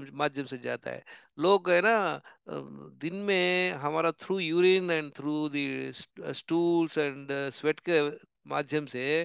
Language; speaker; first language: Hindi; non-native, local second language; Telugu